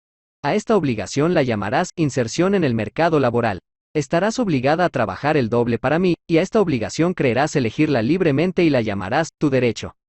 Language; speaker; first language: Spanish; native; Spanish